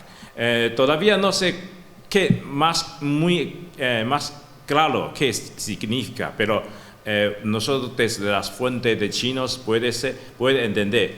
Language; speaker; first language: Spanish; non-native, learner; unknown